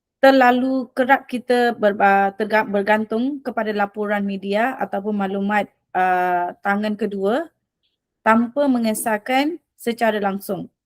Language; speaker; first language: Malay; early bilingual, other home language; Rohingya